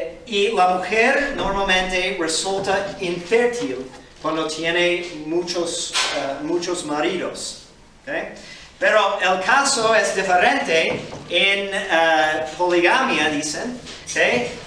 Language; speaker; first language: Spanish; non-native, fluent; English